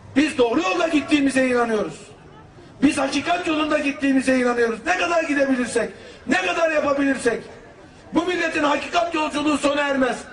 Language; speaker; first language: Turkish; native; Turkish